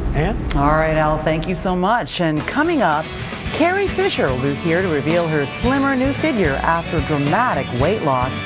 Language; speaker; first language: English; native; English